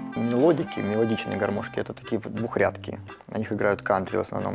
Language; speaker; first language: Russian; native; Russian